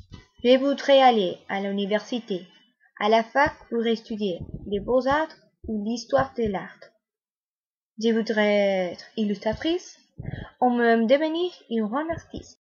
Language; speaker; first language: French; non-native, learner; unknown